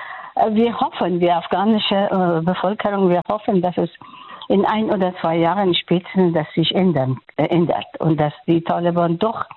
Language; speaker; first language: German; non-native, fluent; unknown